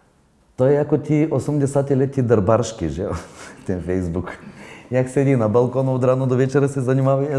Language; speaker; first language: Czech; non-native, fluent; Bulgarian